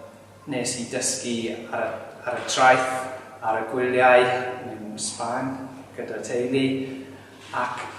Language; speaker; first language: Welsh; non-native, learner; English